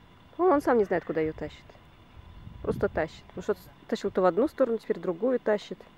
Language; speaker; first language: Russian; native; Russian